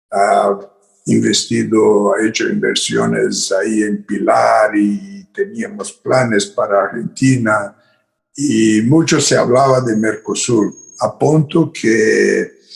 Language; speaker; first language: Spanish; non-native, fluent; Portuguese